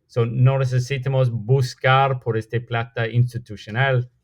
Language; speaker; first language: Spanish; non-native, fluent; English